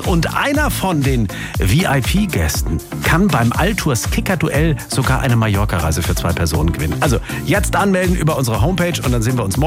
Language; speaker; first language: German; native; German